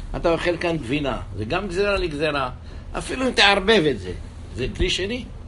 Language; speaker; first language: Hebrew; native; Hebrew